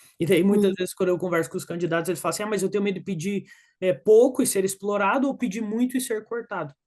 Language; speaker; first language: Portuguese; native; Portuguese